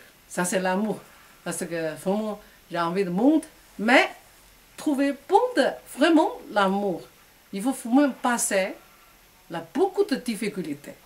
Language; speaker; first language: French; non-native, learner; Chinese